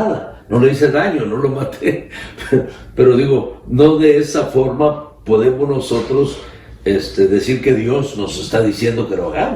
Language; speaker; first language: Spanish; native; Spanish